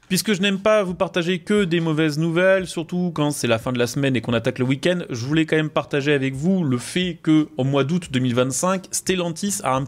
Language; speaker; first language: French; native; French